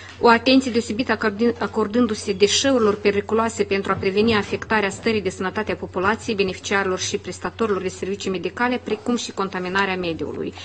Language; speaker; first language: Romanian; native; Romanian